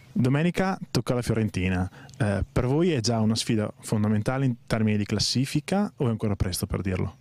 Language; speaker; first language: Italian; native; Italian